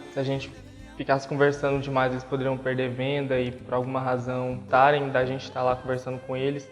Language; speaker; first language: Portuguese; native; Portuguese